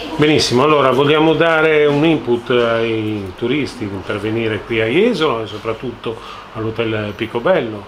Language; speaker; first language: Italian; native; Italian